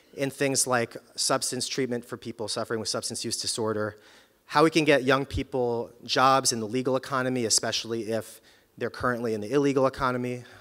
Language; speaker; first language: English; native; English